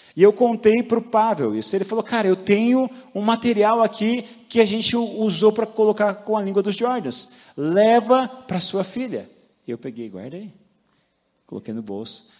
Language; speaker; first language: Portuguese; native; Portuguese